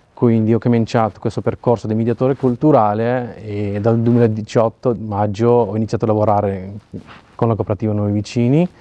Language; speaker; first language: Italian; non-native, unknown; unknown